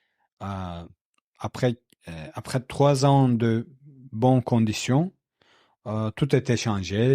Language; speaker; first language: French; non-native, learner; Kurdish